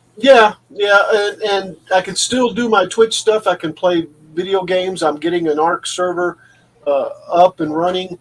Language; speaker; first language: English; native; English